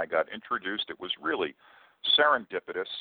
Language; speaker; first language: English; native; English